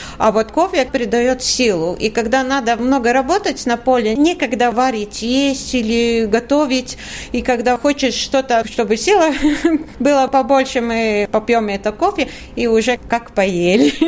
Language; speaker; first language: Russian; non-native, local second language; Latvian